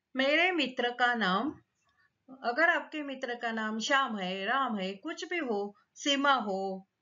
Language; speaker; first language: Hindi; non-native, local second language; Marathi